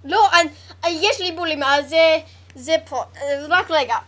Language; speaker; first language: Hebrew; non-native, learner; English